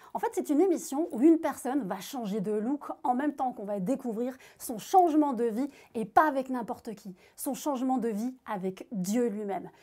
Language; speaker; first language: French; native; French